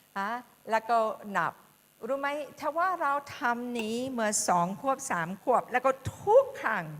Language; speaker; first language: Thai; non-native, fluent; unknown